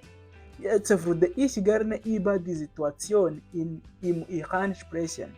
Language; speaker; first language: German; non-native, learner; Kinyarwanda